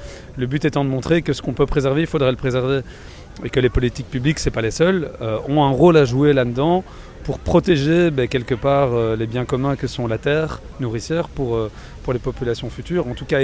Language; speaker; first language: French; native; French